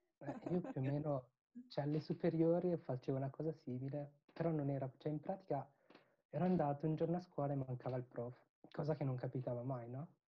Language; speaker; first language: Italian; early bilingual, other home language; Tamil